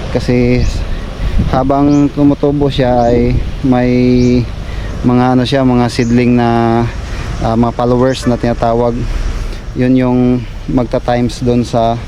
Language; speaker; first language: Filipino; non-native, local second language; Cebuano